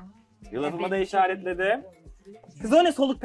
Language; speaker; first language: Turkish; native; Turkish